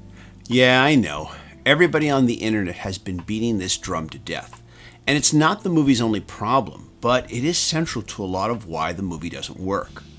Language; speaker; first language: English; native; English